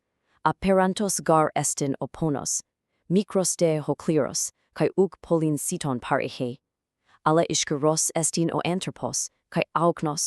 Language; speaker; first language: Greek; non-native, learner; English